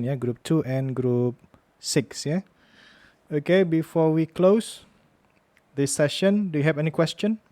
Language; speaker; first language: English; non-native, fluent; Indonesian